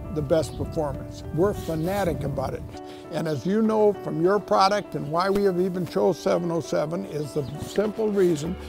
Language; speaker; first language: English; native; English